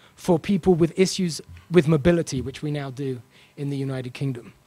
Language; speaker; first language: English; native; English